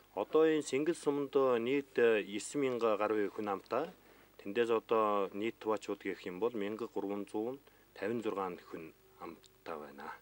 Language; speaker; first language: Mongolian; non-native, local second language; Tuvinian